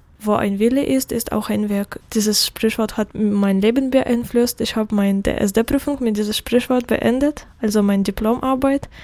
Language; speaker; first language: German; non-native, fluent; Russian